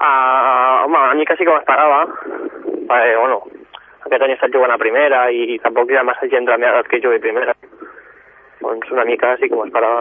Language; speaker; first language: Catalan; native; Catalan